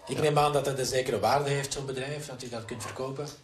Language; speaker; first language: Dutch; native; Dutch